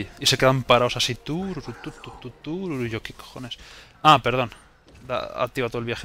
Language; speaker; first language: Spanish; native; Spanish